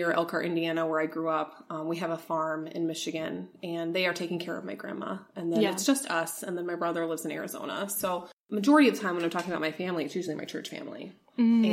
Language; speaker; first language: English; native; English